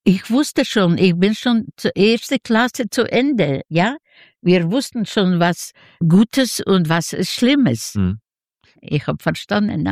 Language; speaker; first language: German; non-native, learner; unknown